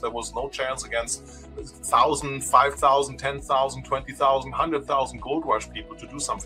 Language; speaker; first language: English; non-native, fluent; German